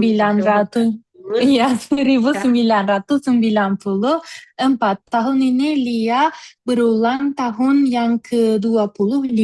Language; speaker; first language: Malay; non-native, learner; Turkish